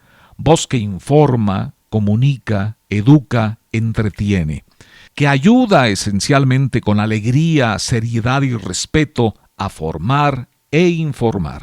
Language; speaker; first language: Spanish; native; Spanish